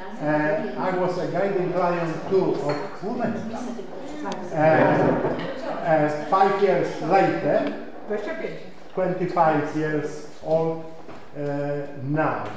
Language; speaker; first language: English; non-native, learner; Polish